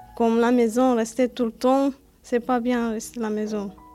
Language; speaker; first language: French; non-native, learner; Romanian